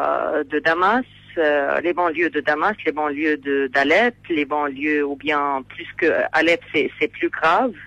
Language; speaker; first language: French; non-native, fluent; Arabic